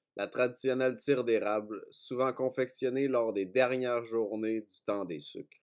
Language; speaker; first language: French; native; French